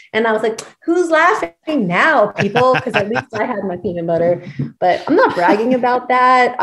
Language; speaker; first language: English; native; English